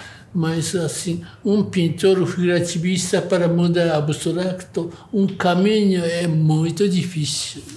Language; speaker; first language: Portuguese; non-native, learner; Japanese